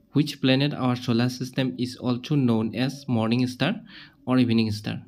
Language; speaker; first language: English; non-native, local second language; Assamese